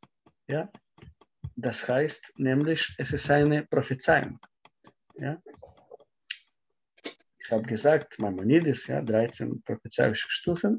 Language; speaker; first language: German; non-native, fluent; Russian